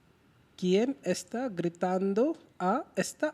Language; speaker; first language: Spanish; non-native, learner; Hindi